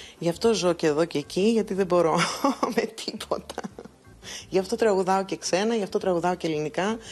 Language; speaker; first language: Greek; early bilingual, heritage; Greek